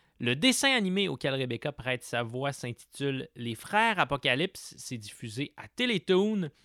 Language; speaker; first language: French; native; French